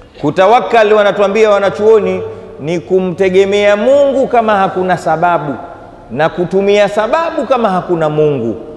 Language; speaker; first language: Swahili; native; Swahili